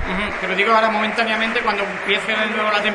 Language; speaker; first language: Spanish; native; Spanish